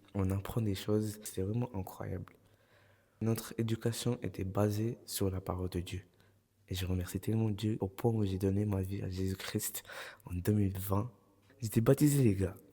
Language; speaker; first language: French; early bilingual, other home language; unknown